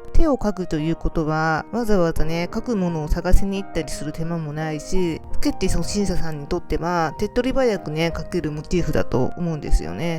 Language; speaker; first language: Japanese; native; Japanese